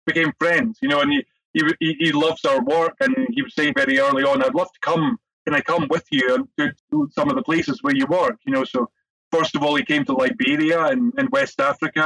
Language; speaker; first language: English; native; English